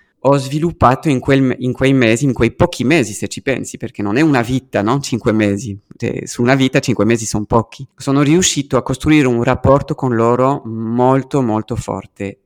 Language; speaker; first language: Italian; early bilingual, heritage; French